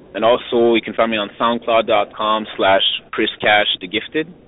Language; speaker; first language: English; native; English